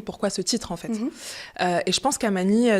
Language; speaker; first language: French; early bilingual, other home language; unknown